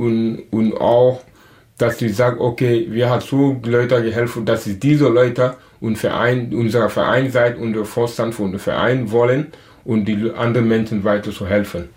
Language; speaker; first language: German; non-native, learner; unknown